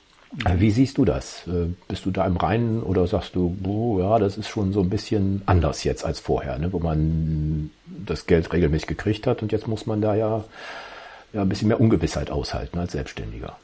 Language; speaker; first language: German; native; German